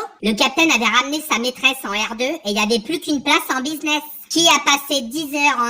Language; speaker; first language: French; native; French